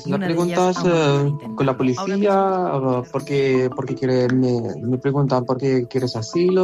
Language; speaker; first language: Spanish; non-native, learner; Arabic